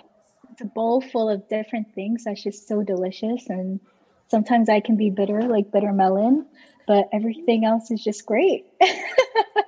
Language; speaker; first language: English; native; English